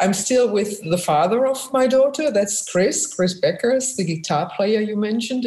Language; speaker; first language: English; non-native, fluent; German